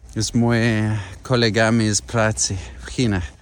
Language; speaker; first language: Polish; non-native, learner; English